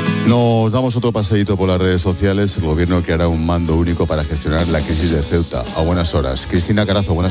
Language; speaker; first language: Spanish; native; Spanish